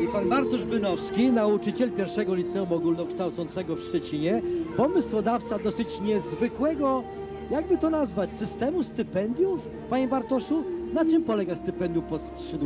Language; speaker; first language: Polish; native; Polish